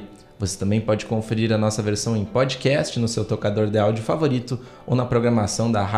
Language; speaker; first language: Portuguese; native; Portuguese